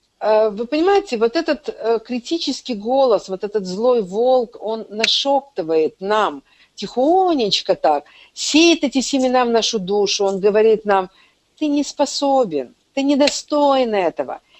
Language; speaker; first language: Russian; native; Russian